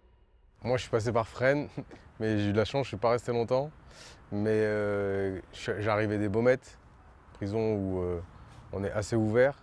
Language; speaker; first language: French; native; French